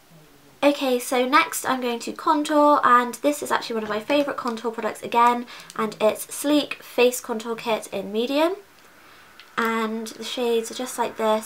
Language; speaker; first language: English; native; English